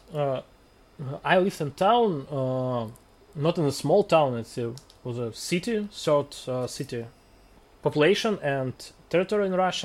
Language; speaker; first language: English; non-native, fluent; Russian